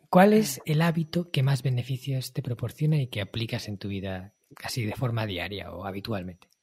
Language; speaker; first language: Spanish; native; Spanish